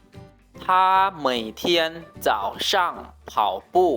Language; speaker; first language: Chinese; non-native, learner; Lao